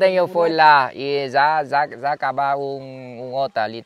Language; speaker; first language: Portuguese; non-native, learner; Vietnamese